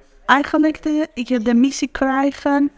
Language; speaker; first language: Dutch; non-native, learner; Persian